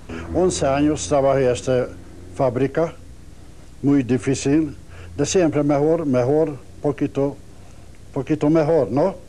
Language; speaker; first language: Spanish; non-native, learner; Hungarian